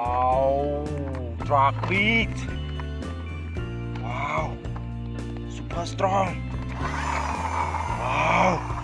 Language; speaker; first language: English; non-native, learner; Khmer